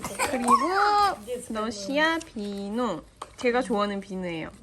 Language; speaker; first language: Korean; non-native, fluent; Russian